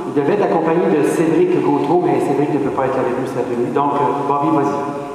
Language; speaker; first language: French; native; French